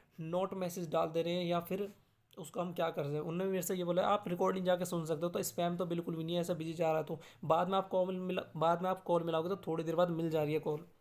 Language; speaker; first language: Hindi; native; Hindi